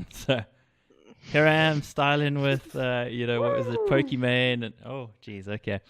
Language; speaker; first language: English; native; English